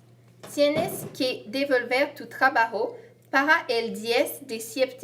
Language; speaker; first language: Spanish; non-native, learner; French